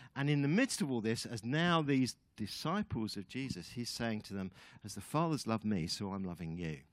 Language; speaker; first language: English; native; English